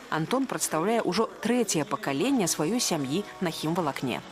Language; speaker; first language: Belarusian; native; Belarusian